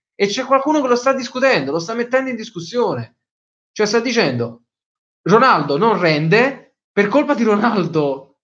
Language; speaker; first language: Italian; native; Italian